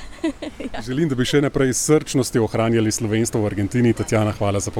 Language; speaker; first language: Slovenian; native; Slovenian